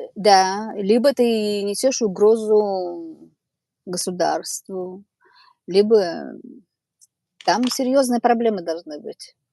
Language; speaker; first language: Russian; non-native, local second language; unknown